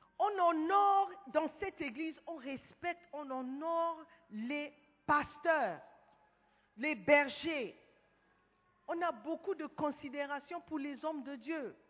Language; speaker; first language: French; non-native, fluent; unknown